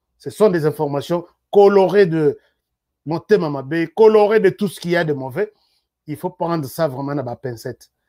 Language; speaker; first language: French; non-native, local second language; Lingala